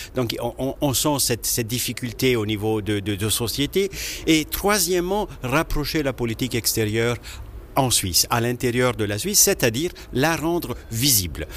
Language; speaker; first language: French; non-native, local second language; Italian